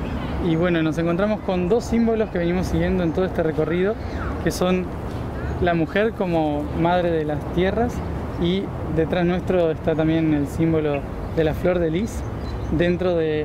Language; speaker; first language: Spanish; native; Spanish